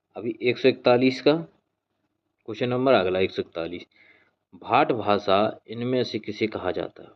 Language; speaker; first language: Hindi; native; Hindi